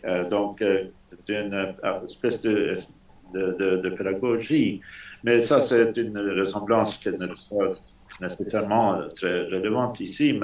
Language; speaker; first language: French; non-native, fluent; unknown